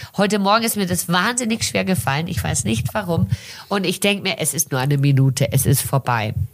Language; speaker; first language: German; early bilingual, heritage; German